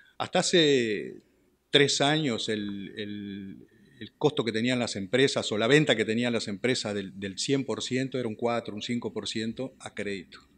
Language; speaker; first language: Spanish; native; Spanish